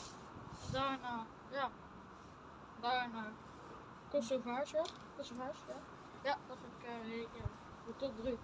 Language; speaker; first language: Dutch; early bilingual, other home language; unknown